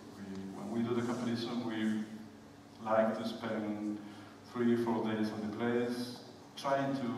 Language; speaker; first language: English; non-native, fluent; Spanish